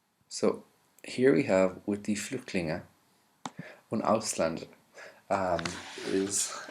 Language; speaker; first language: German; non-native, fluent; English